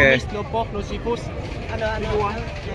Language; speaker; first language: English; non-native, learner; Vietnamese